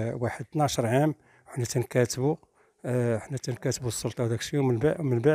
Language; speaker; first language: Arabic; native; Arabic